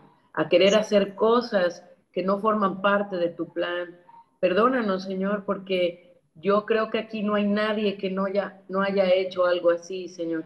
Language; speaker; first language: Spanish; native; Spanish